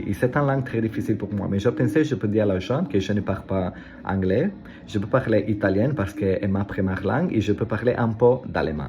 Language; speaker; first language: French; non-native, learner; Italian